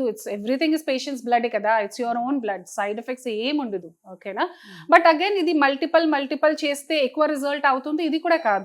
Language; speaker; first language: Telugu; non-native, fluent; Hindi